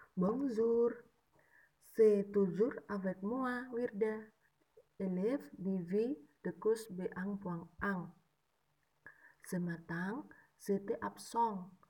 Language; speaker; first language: French; non-native, learner; Indonesian